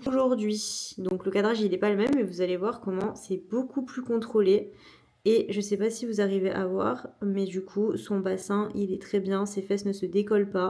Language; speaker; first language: French; native; French